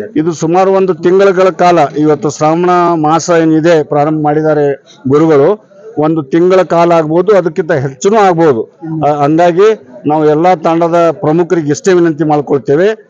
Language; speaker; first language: Kannada; native; Kannada